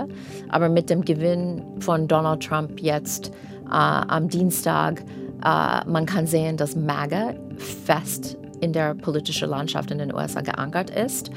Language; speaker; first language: German; non-native, fluent; English